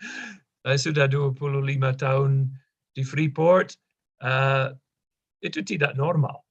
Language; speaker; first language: Indonesian; non-native, fluent; English